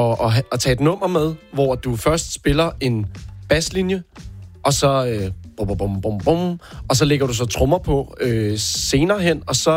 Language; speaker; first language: Danish; native; Danish